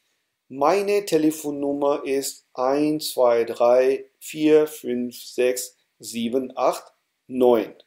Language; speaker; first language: German; non-native, fluent; Urdu